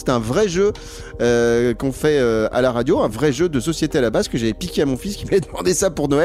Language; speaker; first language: French; native; French